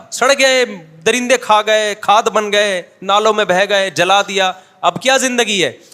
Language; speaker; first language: Urdu; native; Urdu